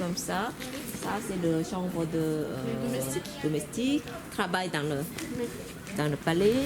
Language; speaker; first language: French; non-native, learner; Korean